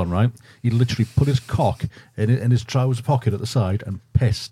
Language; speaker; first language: English; native; English